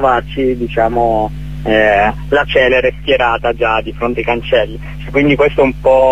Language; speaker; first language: Italian; native; Italian